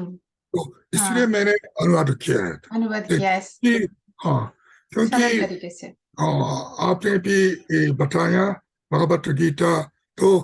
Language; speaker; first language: Hindi; non-native, fluent; Japanese